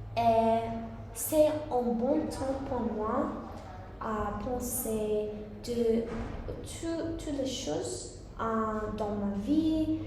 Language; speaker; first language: French; non-native, learner; English